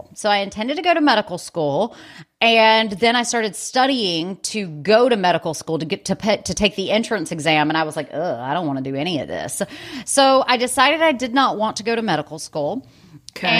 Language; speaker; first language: English; native; English